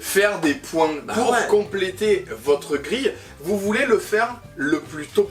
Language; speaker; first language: French; native; French